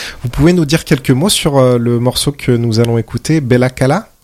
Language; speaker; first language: French; native; French